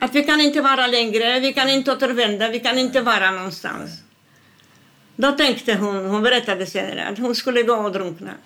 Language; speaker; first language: Swedish; non-native, fluent; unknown